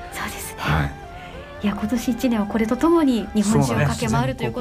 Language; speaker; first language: Japanese; native; Japanese